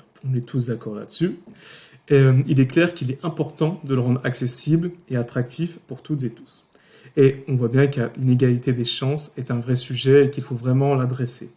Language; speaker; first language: French; native; French